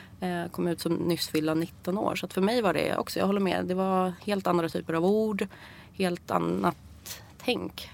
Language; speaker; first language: Swedish; early bilingual, other home language; Persian